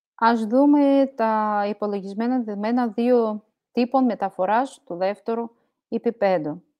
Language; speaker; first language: Greek; non-native, fluent; Russian